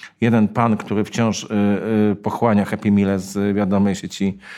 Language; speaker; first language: Polish; native; Polish